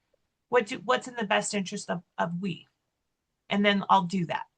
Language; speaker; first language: English; native; English